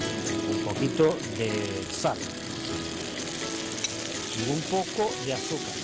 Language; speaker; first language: Spanish; non-native, fluent; Chinese